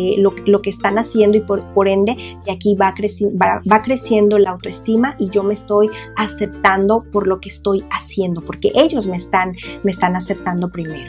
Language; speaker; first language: Spanish; native; Spanish